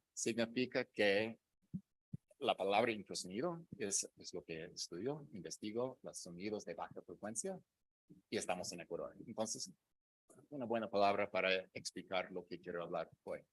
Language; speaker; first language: Spanish; non-native, fluent; English